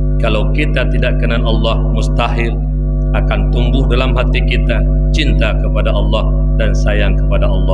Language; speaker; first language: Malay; non-native, local second language; Achinese